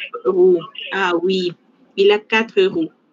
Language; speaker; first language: French; non-native, fluent; Spanish